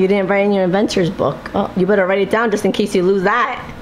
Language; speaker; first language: English; early bilingual, other home language; Spanish